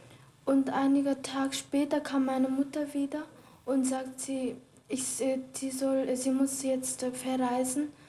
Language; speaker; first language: German; non-native, fluent; Korean